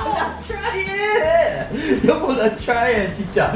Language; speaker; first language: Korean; non-native, learner; English